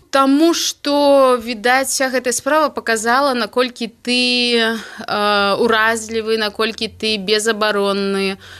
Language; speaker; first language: Belarusian; non-native, local second language; Russian